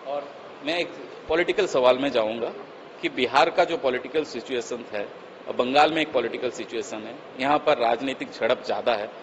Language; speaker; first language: Hindi; non-native, local second language; Bangla